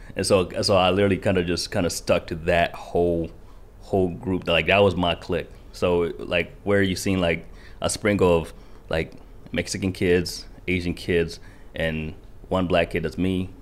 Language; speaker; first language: English; early bilingual, other home language; Kinyarwanda